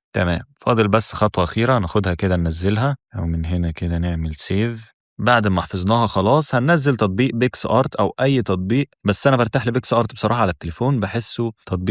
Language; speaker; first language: Arabic; native; Arabic